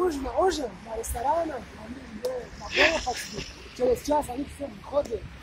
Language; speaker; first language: Russian; non-native, learner; Tajik